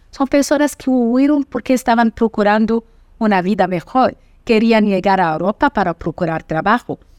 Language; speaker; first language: Spanish; non-native, fluent; Portuguese